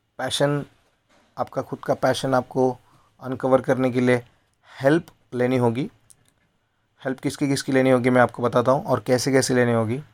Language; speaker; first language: Hindi; non-native, local second language; Marathi